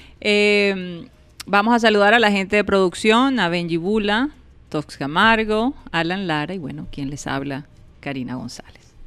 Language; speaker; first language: Spanish; native; Spanish